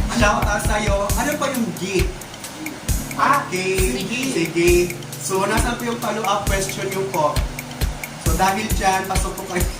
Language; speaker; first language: Filipino; non-native, local second language; Waray